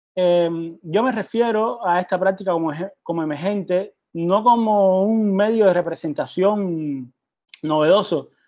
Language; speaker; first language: Spanish; native; Spanish